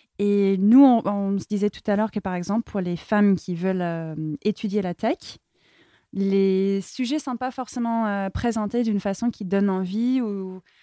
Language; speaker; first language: French; non-native, fluent; English